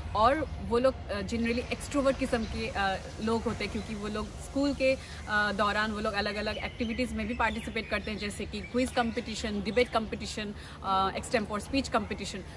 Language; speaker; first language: Hindi; non-native, local second language; Assamese